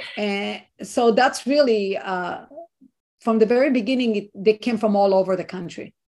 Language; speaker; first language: English; non-native, fluent; Hebrew